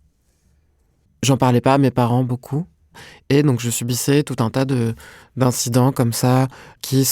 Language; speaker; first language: French; non-native, local second language; Arabic